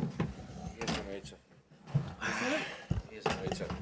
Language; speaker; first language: Dutch; non-native, fluent; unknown